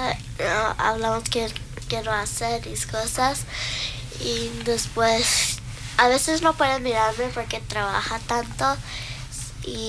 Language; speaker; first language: Spanish; early bilingual, other home language; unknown